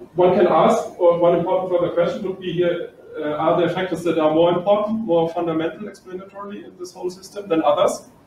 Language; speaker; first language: English; non-native, fluent; German